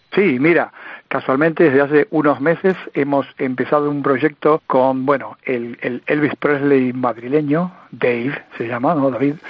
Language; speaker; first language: Spanish; native; Spanish